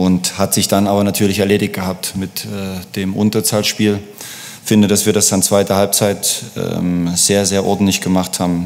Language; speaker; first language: German; native; German